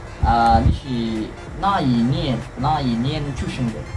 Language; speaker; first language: Chinese; non-native, learner; Malay